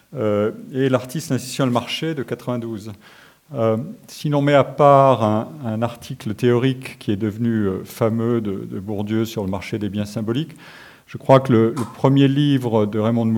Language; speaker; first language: French; native; French